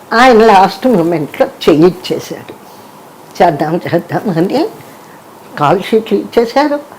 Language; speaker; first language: Telugu; native; Telugu